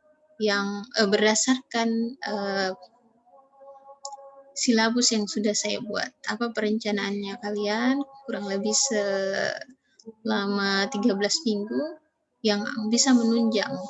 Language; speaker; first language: Indonesian; native; Indonesian